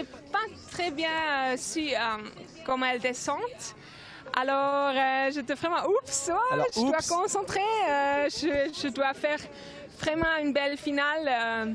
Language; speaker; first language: French; non-native, local second language; German